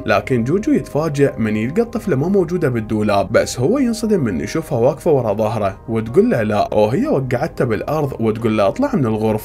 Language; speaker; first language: Arabic; native; Arabic